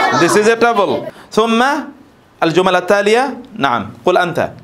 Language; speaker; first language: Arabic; non-native, fluent; Bangla